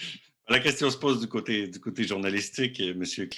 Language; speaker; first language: French; native; French